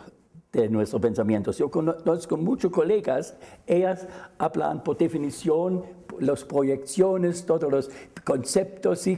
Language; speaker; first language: Spanish; non-native, fluent; German